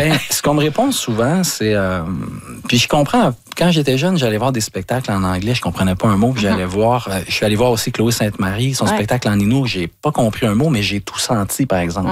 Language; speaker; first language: French; native; French